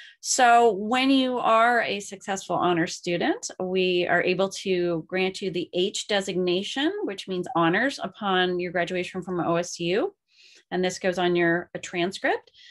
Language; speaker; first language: English; native; English